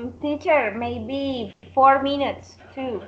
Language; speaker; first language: English; non-native, learner; Spanish